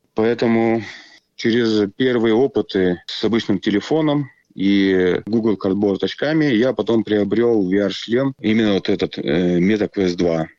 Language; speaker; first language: Russian; native; Russian